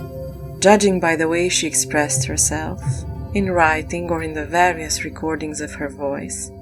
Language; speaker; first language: English; non-native, fluent; French